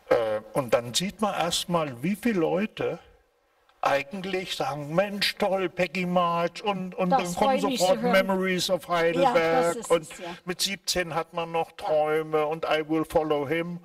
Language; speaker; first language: German; native; German